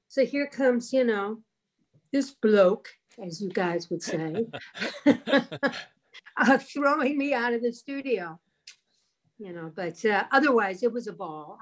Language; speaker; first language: English; native; English